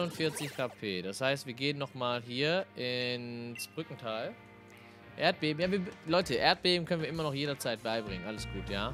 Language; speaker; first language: German; native; German